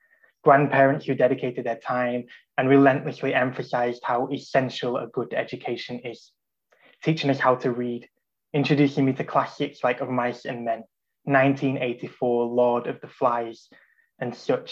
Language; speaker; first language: English; native; English